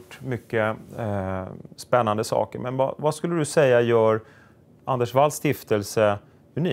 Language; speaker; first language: Swedish; native; Swedish